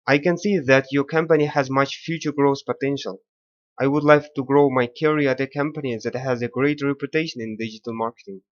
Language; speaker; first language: English; non-native, learner; Kazakh